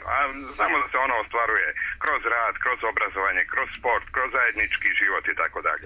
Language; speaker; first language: Croatian; native; Croatian